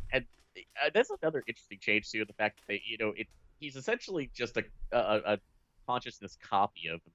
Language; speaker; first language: English; native; English